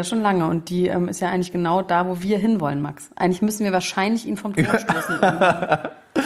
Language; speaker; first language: German; native; German